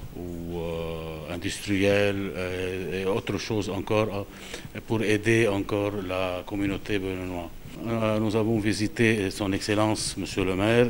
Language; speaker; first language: French; non-native, local second language; Arabic